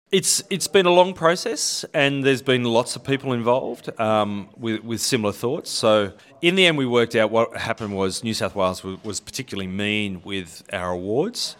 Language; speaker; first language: English; native; English